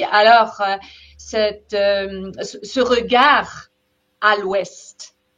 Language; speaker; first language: French; non-native, fluent; German